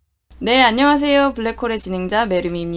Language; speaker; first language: Korean; native; Korean